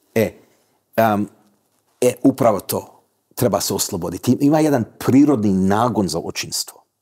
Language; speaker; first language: Croatian; early bilingual, heritage; Croatian